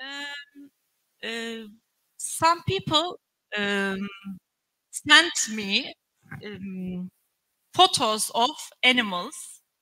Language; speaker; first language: English; non-native, learner; Turkish